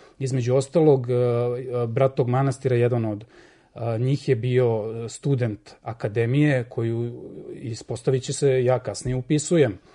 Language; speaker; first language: Serbian; native; Serbian